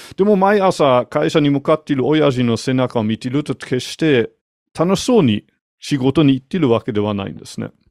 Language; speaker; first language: Japanese; non-native, fluent; German